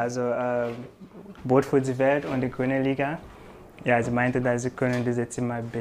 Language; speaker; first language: German; non-native, learner; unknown